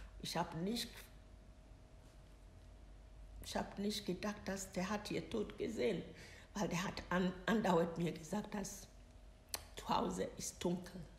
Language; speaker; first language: German; non-native, learner; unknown